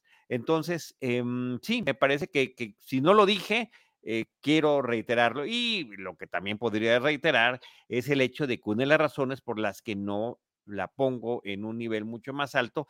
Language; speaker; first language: Spanish; native; Spanish